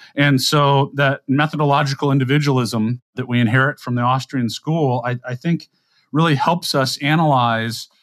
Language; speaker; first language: English; native; English